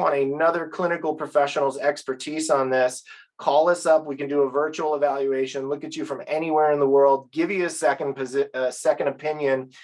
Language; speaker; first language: English; native; English